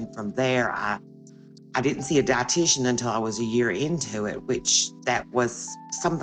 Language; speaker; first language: English; native; English